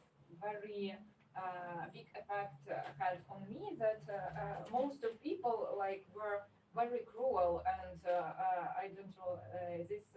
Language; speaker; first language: English; non-native, fluent; Ukrainian